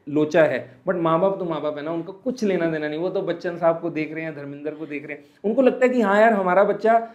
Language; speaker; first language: Hindi; native; Hindi